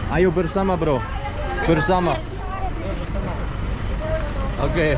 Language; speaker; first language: Indonesian; non-native, learner; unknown